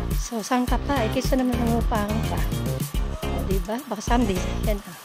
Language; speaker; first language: Filipino; native; Filipino